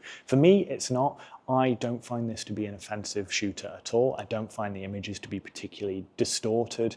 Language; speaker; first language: English; native; English